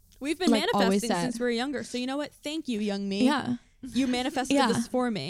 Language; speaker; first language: English; native; English